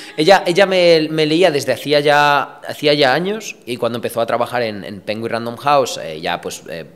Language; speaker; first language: Spanish; early bilingual, other home language; Romanian